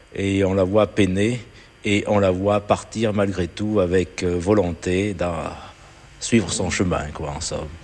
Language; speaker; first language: French; native; French